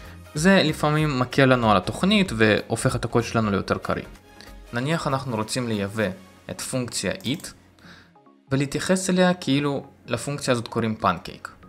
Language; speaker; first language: Hebrew; native; Hebrew